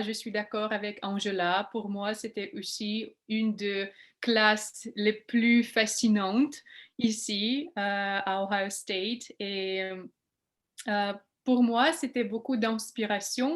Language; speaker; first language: French; non-native, fluent; English